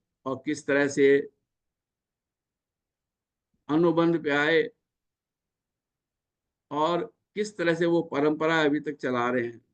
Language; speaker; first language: Hindi; native; Hindi